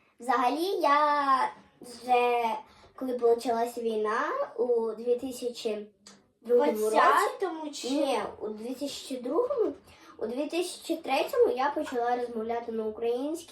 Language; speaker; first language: Ukrainian; non-native, local second language; Russian